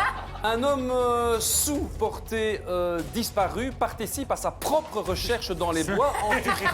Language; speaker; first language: French; native; French